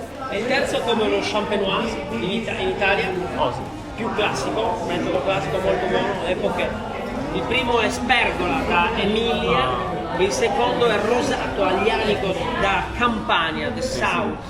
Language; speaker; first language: Italian; non-native, fluent; Japanese